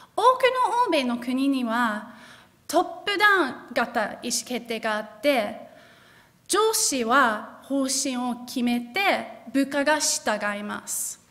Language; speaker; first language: Japanese; non-native, fluent; English